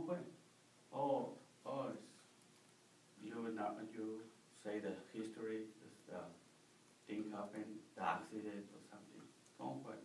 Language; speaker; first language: English; non-native, learner; Spanish